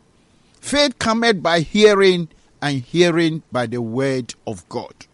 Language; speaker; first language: English; non-native, local second language; Akan